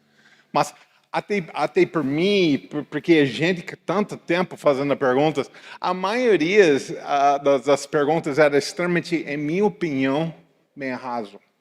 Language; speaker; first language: Portuguese; non-native, fluent; English